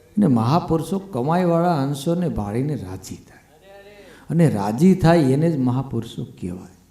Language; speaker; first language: Gujarati; native; Gujarati